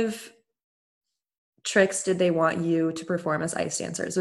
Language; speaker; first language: English; native; English